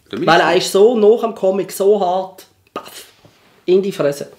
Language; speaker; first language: German; native; German